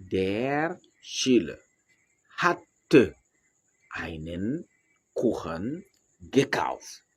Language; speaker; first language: German; non-native, fluent; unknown